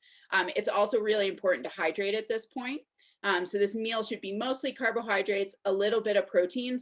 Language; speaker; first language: English; native; English